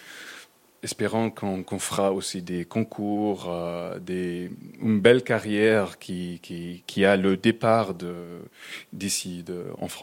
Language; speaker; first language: French; non-native, fluent; Arabic